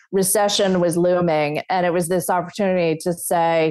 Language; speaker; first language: English; native; English